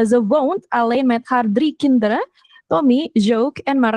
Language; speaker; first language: Dutch; non-native, fluent; Indonesian